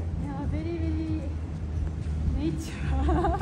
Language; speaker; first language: English; non-native, learner; Japanese